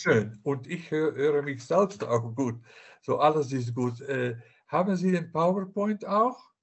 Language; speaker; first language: German; non-native, fluent; Dutch